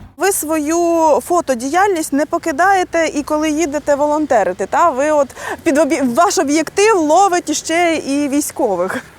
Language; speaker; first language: Ukrainian; native; Ukrainian